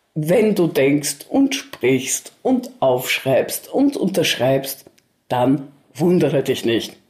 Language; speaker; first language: German; early bilingual, other home language; Russian